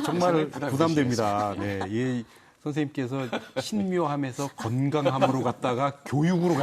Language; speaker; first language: Korean; native; Korean